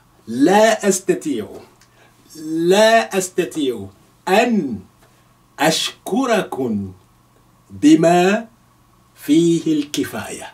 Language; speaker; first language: Arabic; non-native, fluent; Yoruba